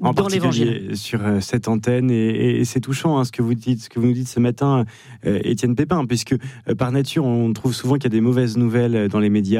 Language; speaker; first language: French; native; French